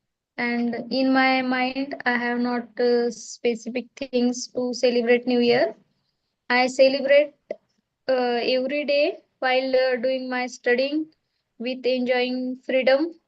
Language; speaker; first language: English; non-native, learner; Marathi